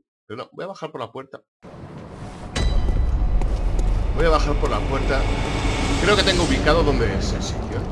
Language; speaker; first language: Spanish; native; Spanish